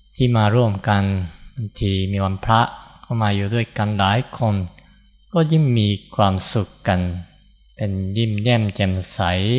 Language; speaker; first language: Thai; non-native, fluent; Japanese